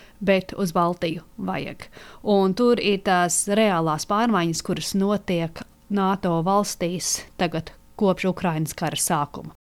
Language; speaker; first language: Latvian; native; Latvian